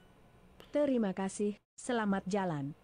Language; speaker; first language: Indonesian; non-native, learner; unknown